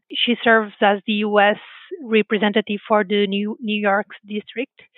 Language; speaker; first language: English; non-native, fluent; Portuguese